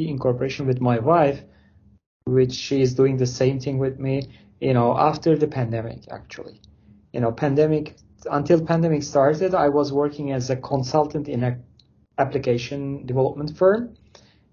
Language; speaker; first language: English; non-native, fluent; Turkish